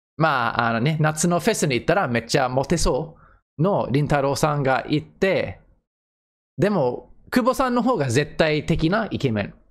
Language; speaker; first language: Japanese; non-native, fluent; English